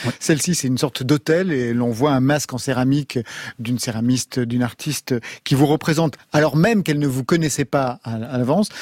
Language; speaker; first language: French; native; French